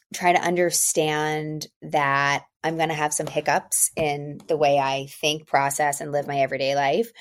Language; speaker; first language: English; native; English